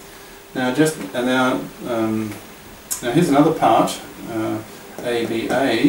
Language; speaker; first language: English; native; English